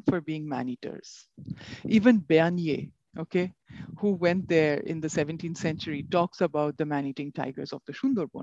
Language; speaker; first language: English; non-native, local second language; Bangla